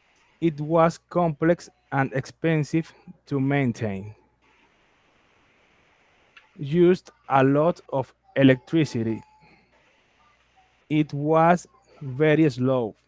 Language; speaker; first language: English; non-native, learner; Spanish